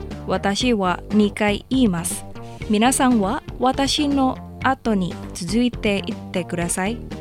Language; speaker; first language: Japanese; non-native, fluent; Indonesian